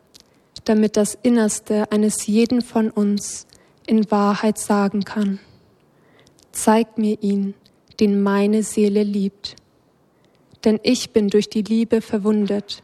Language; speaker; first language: German; native; German